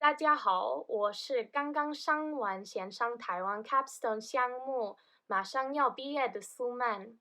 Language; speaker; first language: Chinese; non-native, fluent; English